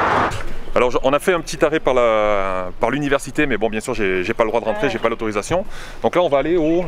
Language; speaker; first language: French; native; French